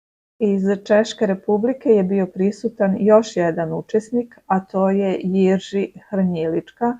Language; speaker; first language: Serbian; native; Serbian